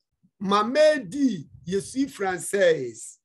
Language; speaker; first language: French; non-native, fluent; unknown